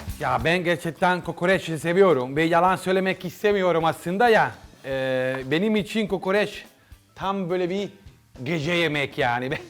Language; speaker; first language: Turkish; non-native, learner; Italian